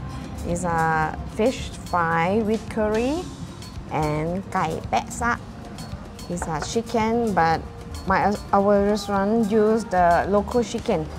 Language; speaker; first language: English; non-native, learner; Thai